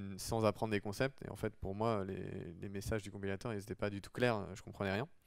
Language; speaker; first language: French; native; French